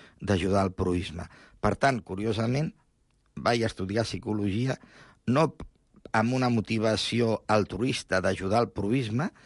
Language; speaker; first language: Catalan; native; Catalan